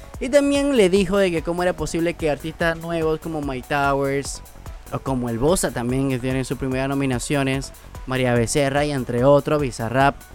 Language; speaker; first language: Spanish; native; Spanish